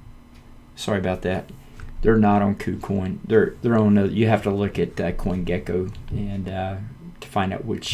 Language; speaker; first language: English; native; English